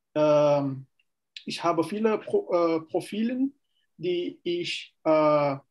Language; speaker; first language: German; non-native, fluent; Portuguese